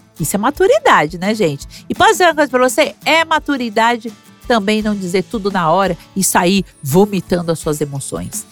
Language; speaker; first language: Portuguese; native; Portuguese